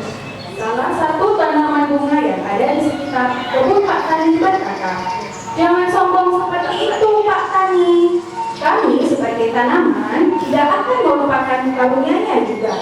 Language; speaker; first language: Indonesian; native; Indonesian